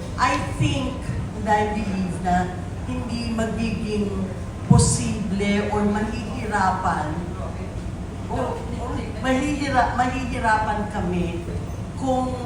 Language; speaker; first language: Filipino; native; Filipino